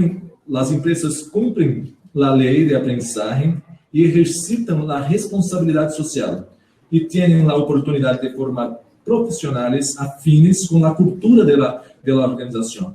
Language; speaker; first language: Spanish; non-native, learner; Portuguese